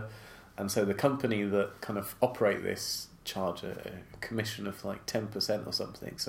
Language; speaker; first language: English; native; English